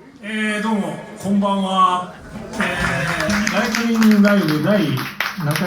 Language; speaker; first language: Japanese; native; Japanese